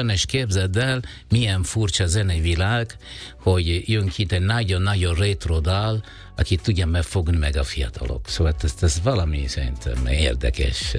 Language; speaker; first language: Hungarian; non-native, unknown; Italian